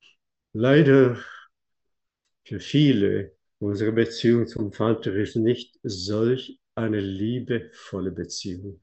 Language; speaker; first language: German; non-native, fluent; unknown